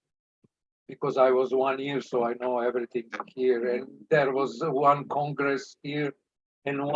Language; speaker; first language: English; non-native, learner; Serbian